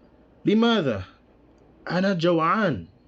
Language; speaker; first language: Arabic; non-native, fluent; English